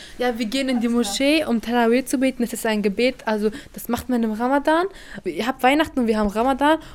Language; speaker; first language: German; early bilingual, other home language; Persian